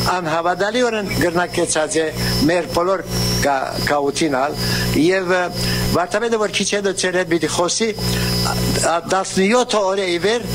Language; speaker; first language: Armenian; early bilingual, heritage; Armenian